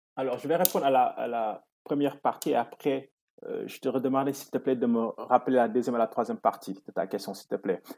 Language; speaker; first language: French; non-native, local second language; Wolof